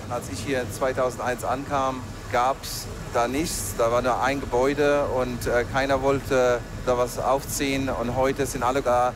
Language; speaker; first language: German; native; German